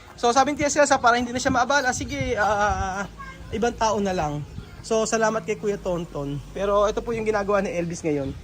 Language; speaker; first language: Filipino; native; Filipino